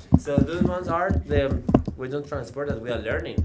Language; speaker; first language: English; non-native, fluent; Spanish